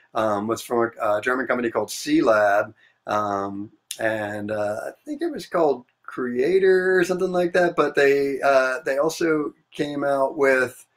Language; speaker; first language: English; native; English